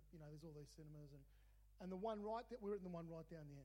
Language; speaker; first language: English; native; English